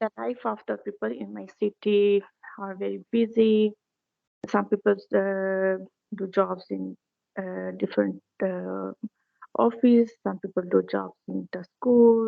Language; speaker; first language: English; non-native, learner; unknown